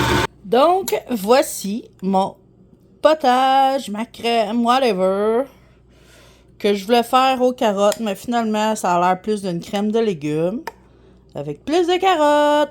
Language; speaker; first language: French; native; French